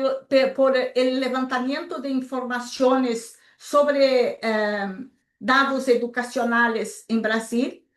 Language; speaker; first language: Spanish; non-native, local second language; Portuguese